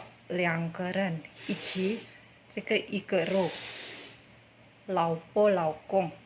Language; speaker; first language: Chinese; non-native, learner; Indonesian